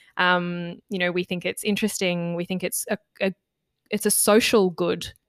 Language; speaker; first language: English; native; English